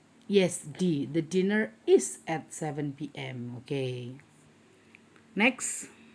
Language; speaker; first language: English; non-native, fluent; Indonesian